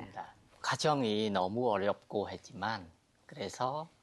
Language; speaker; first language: Korean; non-native, fluent; Khmer